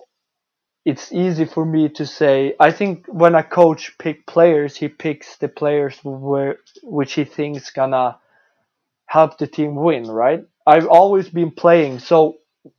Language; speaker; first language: English; non-native, fluent; Swedish